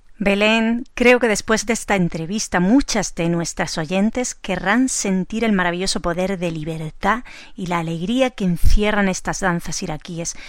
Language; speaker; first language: Spanish; native; Spanish